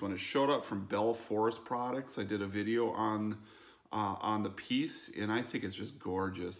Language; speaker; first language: English; native; English